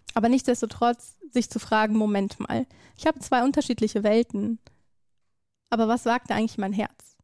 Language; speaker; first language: German; early bilingual, other home language; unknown